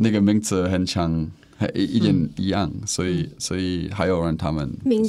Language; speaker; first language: Chinese; non-native, learner; Czech